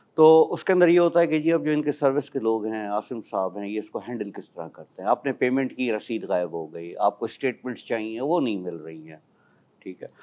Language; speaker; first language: Urdu; native; Urdu